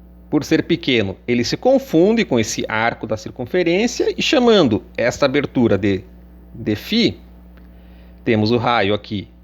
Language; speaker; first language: Portuguese; native; Portuguese